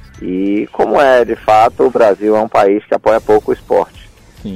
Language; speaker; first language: Portuguese; native; Portuguese